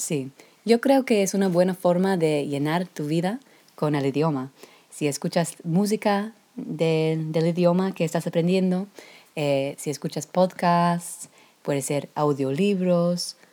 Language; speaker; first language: Spanish; non-native, learner; English